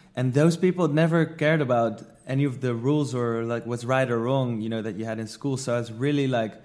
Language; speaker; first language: English; non-native, fluent; Dutch